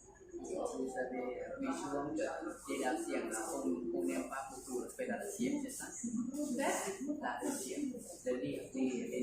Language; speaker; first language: French; non-native, learner; Lao